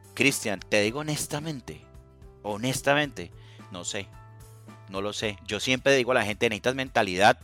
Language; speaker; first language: Spanish; native; Spanish